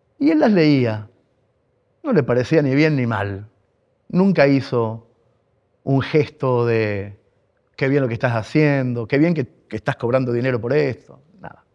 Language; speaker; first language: Spanish; native; Spanish